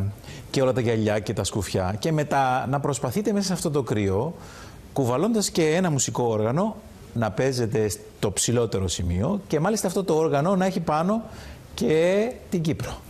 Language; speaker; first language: Greek; native; Greek